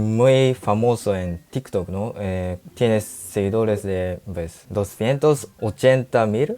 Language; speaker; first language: Spanish; non-native, learner; Japanese